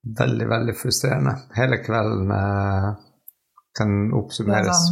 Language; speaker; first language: Norwegian; non-native, fluent; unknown